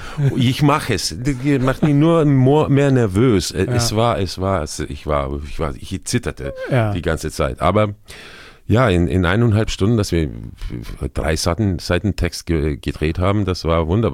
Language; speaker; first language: German; non-native, fluent; Croatian